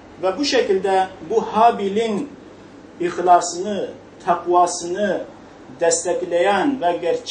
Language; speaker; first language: Turkish; native; Turkish